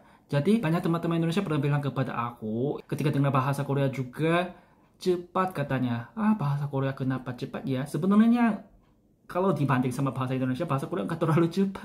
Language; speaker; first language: Indonesian; non-native, fluent; Korean